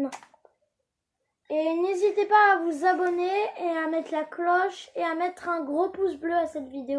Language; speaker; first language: French; native; French